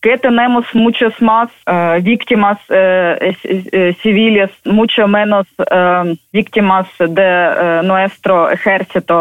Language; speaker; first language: Spanish; non-native, learner; Ukrainian